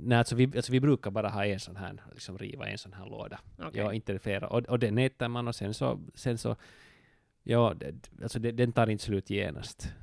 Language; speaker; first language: Swedish; native; Swedish